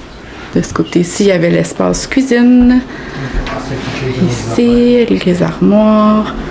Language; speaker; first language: French; native; French